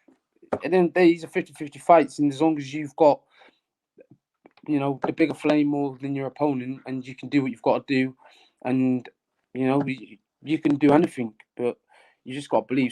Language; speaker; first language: English; native; English